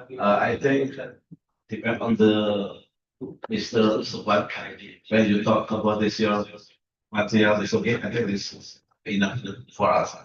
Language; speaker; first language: English; non-native, learner; Indonesian